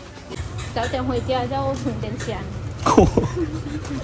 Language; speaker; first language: Chinese; non-native, learner; Lao